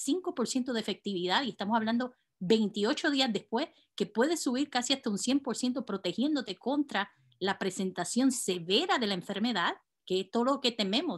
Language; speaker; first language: Spanish; native; Spanish